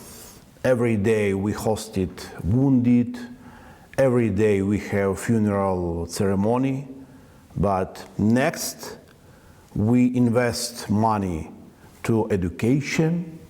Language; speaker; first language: English; non-native, learner; Ukrainian